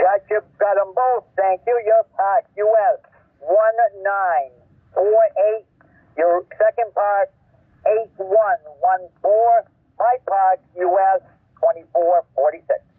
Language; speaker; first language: English; native; English